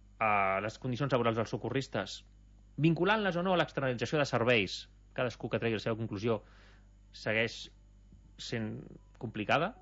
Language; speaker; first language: Catalan; native; Catalan